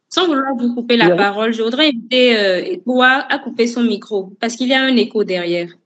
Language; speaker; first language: French; native; French